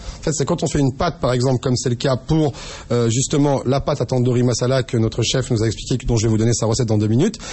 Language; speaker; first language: French; native; French